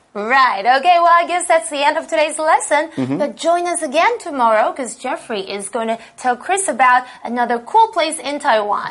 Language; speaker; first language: English; non-native, fluent; Chinese